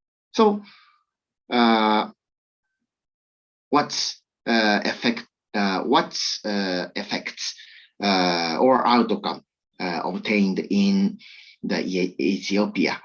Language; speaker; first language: English; non-native, learner; Japanese